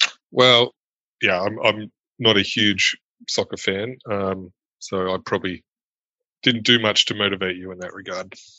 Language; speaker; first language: English; early bilingual, other home language; German